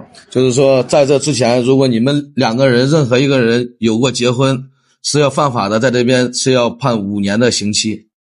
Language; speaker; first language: Chinese; native; Chinese